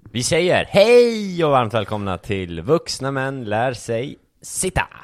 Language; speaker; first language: Swedish; native; Swedish